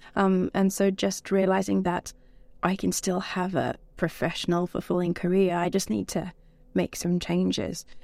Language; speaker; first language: English; native; English